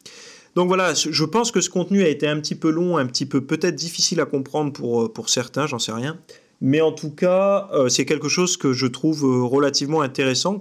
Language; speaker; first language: French; native; French